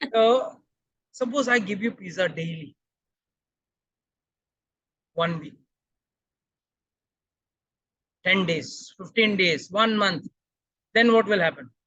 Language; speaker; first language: English; non-native, local second language; Hindi